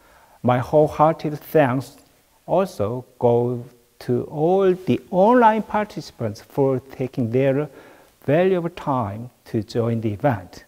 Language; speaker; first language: English; non-native, fluent; Korean